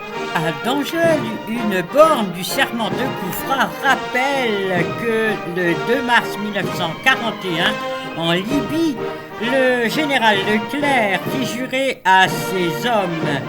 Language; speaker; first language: French; native; French